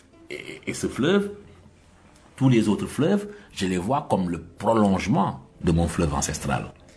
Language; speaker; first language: French; non-native, local second language; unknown